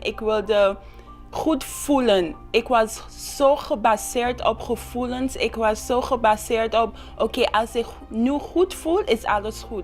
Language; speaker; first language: Dutch; non-native, local second language; Papiamento